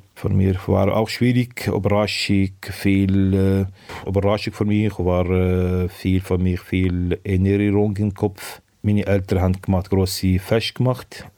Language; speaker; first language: German; non-native, learner; Arabic